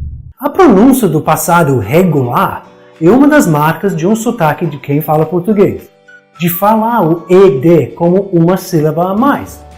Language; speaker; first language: Portuguese; non-native, fluent; English